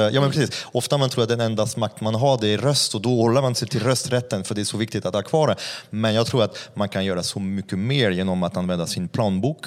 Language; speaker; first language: Swedish; non-native, fluent; French